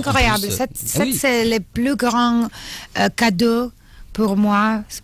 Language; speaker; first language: French; non-native, learner; Italian